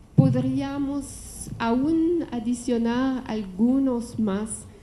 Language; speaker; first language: Spanish; non-native, fluent; French